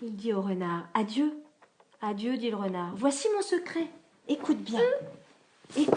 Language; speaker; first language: French; native; French